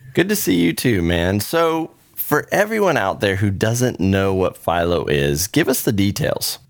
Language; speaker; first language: English; native; English